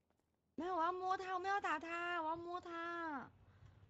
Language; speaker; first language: Chinese; native; Chinese